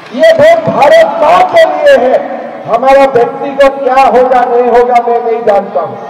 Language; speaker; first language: Hindi; non-native, local second language; Assamese